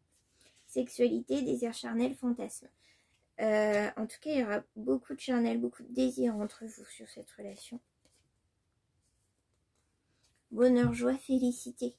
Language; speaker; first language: French; native; French